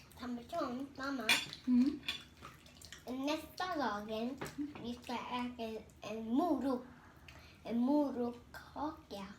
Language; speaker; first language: Swedish; early bilingual, other home language; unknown